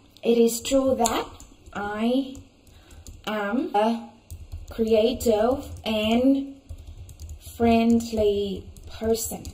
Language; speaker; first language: English; non-native, fluent; Vietnamese